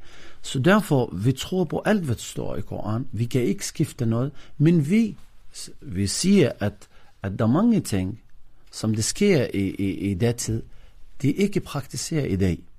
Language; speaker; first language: Danish; non-native, fluent; Arabic